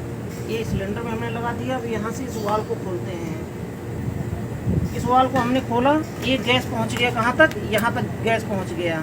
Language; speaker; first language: Hindi; native; Hindi